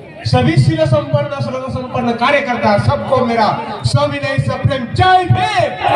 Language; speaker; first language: Hindi; native; Hindi